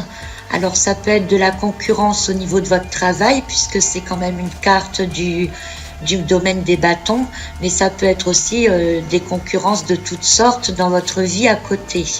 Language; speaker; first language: French; native; French